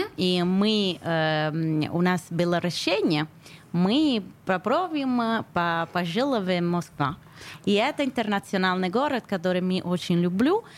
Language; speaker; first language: Russian; non-native, learner; Italian